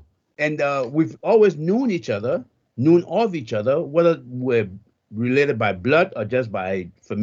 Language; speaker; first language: English; native; English